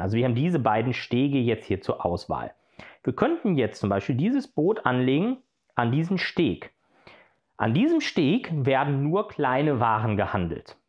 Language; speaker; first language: German; native; German